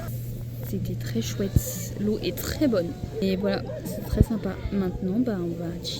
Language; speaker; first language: French; native; French